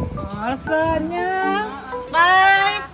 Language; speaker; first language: Korean; native; Korean